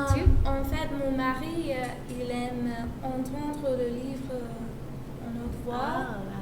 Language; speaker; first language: French; non-native, learner; English